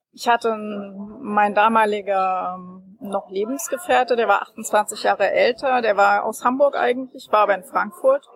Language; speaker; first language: German; native; German